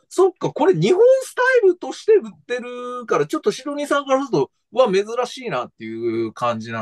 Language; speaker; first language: Japanese; native; Japanese